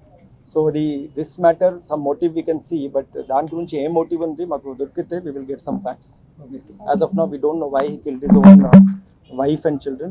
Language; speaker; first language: Telugu; non-native, fluent; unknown